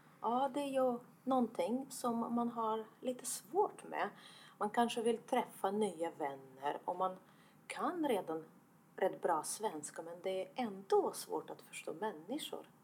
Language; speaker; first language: Swedish; non-native, fluent; Estonian